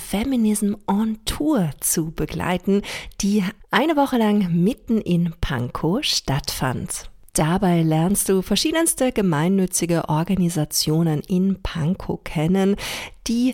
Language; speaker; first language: German; native; German